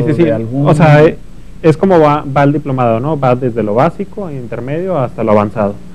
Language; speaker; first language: Spanish; native; Spanish